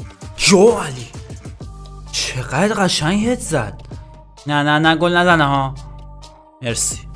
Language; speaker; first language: Persian; native; Persian